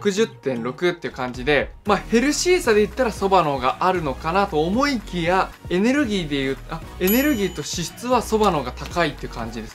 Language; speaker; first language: Japanese; native; Japanese